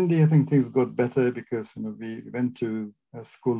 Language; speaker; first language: English; non-native, local second language; Gujarati